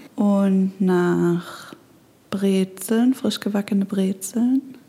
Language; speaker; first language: German; native; German